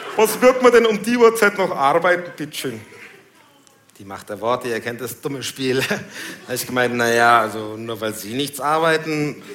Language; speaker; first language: German; early bilingual, other home language; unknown